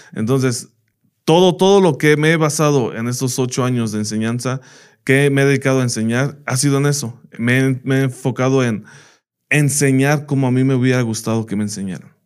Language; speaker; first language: Spanish; early bilingual, heritage; Spanish